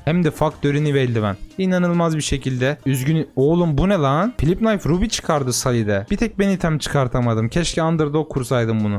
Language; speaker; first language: Turkish; native; Turkish